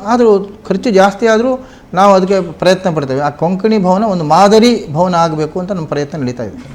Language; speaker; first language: Kannada; non-native, local second language; Konkani